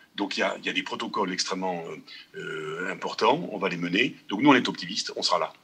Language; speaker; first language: French; native; French